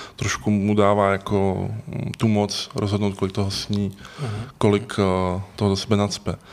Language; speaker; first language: Czech; native; Czech